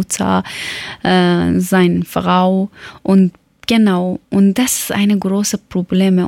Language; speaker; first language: German; non-native, learner; Persian